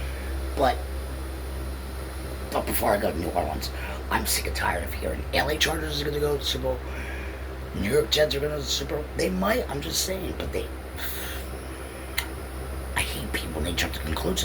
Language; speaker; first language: English; native; English